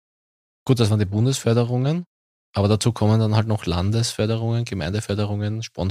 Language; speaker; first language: German; native; German